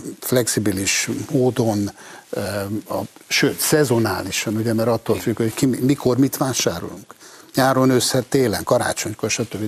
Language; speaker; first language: Hungarian; native; Hungarian